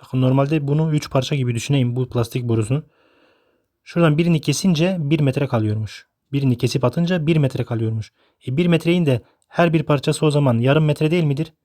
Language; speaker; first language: Turkish; native; Turkish